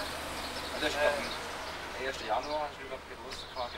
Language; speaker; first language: German; native; German